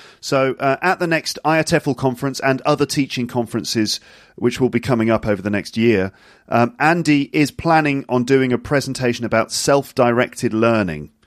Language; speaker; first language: English; native; English